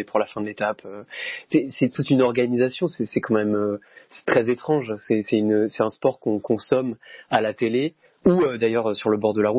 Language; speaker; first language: French; native; French